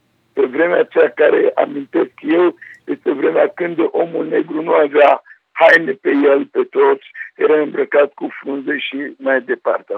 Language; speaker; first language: Romanian; non-native, fluent; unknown